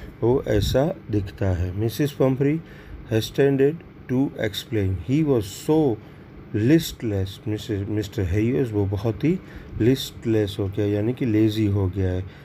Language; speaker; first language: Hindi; non-native, local second language; Gujarati